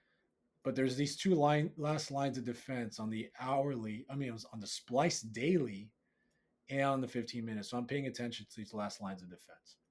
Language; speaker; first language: English; native; English